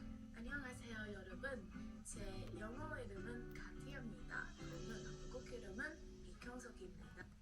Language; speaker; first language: Korean; non-native, learner; English